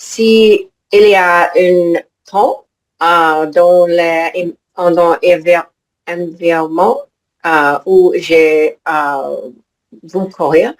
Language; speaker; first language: French; non-native, learner; English